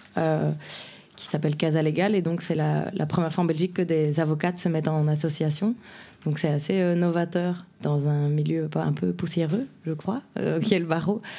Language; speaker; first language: French; native; French